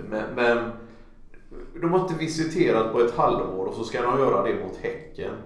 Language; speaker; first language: Swedish; native; Swedish